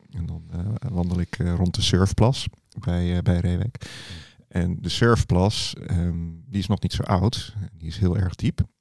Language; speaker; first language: Dutch; native; Dutch